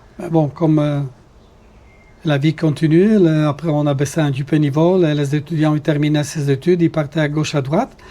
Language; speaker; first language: French; non-native, fluent; Polish